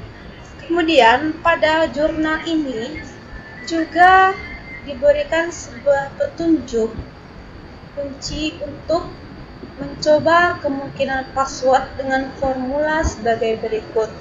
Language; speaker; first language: Indonesian; native; Indonesian